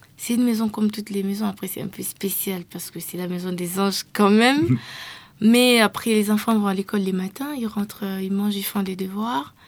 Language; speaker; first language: French; non-native, local second language; Lingala